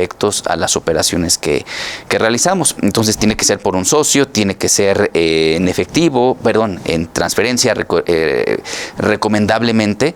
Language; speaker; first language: Spanish; native; Spanish